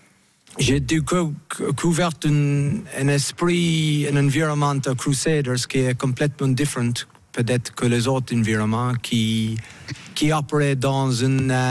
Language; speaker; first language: French; non-native, fluent; English